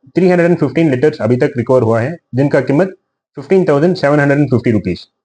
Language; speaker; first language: Hindi; non-native, local second language; Gujarati